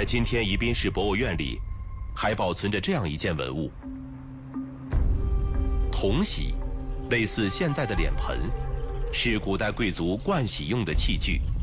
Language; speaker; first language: Chinese; native; Chinese